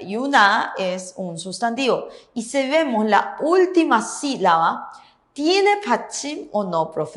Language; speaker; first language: Spanish; native; Spanish